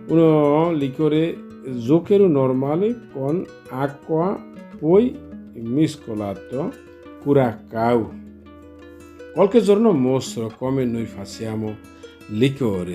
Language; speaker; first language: Italian; non-native, learner; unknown